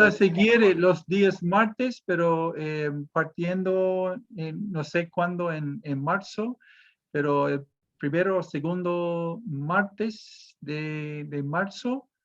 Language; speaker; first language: Spanish; non-native, fluent; English